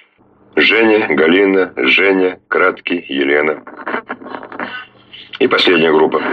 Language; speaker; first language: Russian; native; Russian